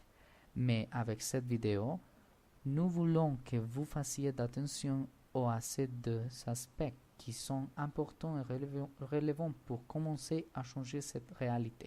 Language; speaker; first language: French; non-native, learner; Spanish